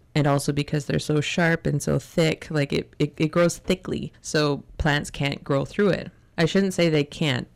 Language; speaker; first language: English; native; English